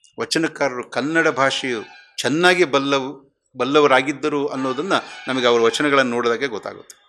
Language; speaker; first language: Kannada; native; Kannada